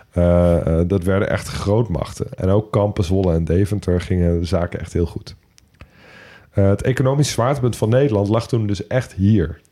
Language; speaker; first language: Dutch; native; Dutch